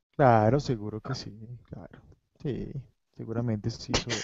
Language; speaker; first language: Spanish; native; Spanish